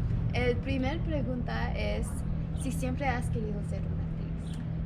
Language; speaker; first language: Spanish; non-native, learner; English